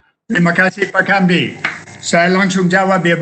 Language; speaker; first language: Indonesian; non-native, fluent; English